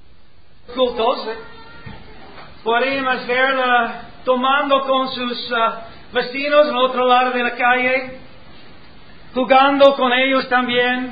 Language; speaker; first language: Spanish; non-native, learner; English